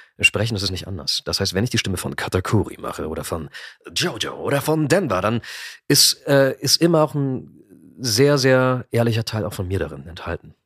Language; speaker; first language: German; native; German